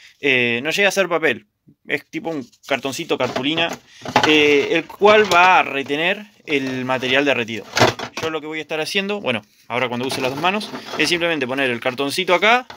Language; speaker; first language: Spanish; native; Spanish